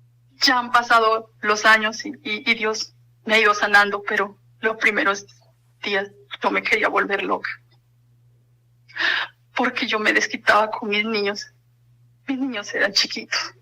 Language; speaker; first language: Spanish; native; Spanish